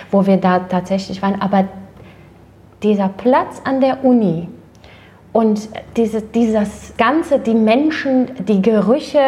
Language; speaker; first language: German; non-native, fluent; Latvian